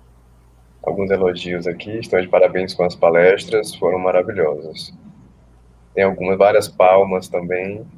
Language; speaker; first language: Portuguese; native; Portuguese